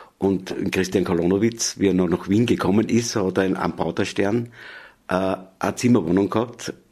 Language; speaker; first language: German; native; German